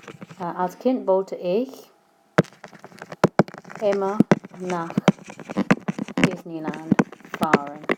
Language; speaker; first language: German; non-native, fluent; English